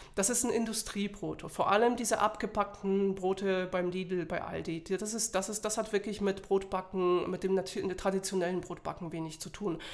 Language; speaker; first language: German; non-native, fluent; Polish